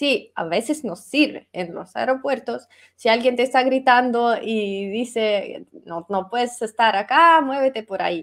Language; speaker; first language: Spanish; non-native, fluent; Russian